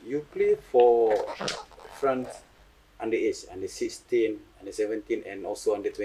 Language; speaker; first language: English; non-native, local second language; Malay